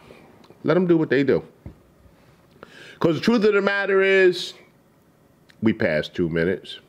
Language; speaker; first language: English; native; English